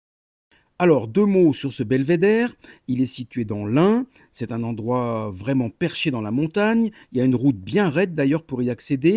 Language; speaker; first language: French; native; French